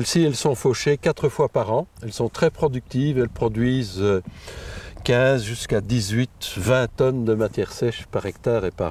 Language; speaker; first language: French; native; French